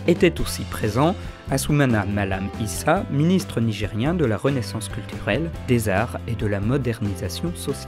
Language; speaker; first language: French; native; French